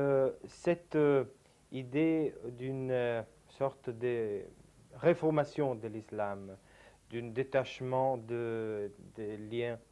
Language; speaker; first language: French; non-native, fluent; Italian